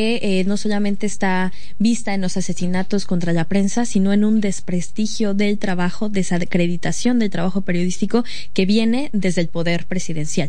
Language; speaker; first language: Spanish; native; Spanish